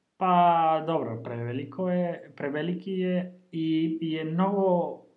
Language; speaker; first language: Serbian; non-native, learner; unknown